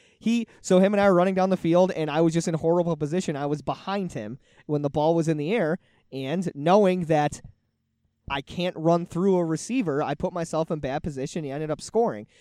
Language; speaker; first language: English; native; English